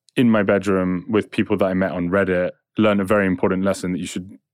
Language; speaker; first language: English; native; English